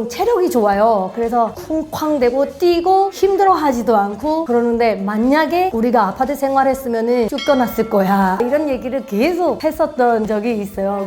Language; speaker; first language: Korean; non-native, fluent; Burmese